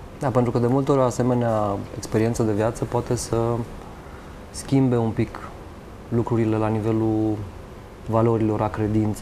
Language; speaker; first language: Romanian; native; Romanian